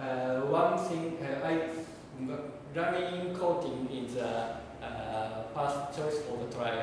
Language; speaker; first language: English; non-native, learner; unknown